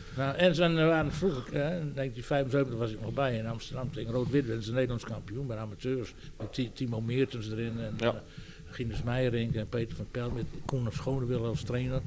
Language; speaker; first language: Dutch; native; Dutch